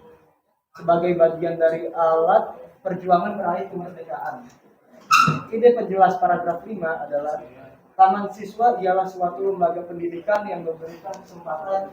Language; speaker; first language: Indonesian; native; Indonesian